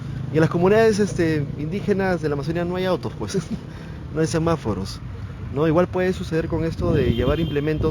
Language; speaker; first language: Spanish; native; Spanish